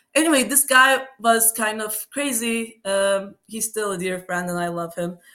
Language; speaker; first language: English; non-native, fluent; Turkish